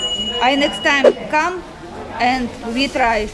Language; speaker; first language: English; non-native, learner; Russian